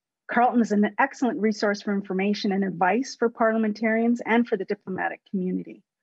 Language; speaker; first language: English; native; English